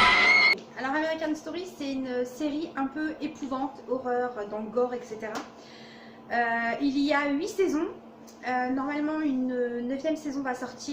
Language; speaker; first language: French; native; French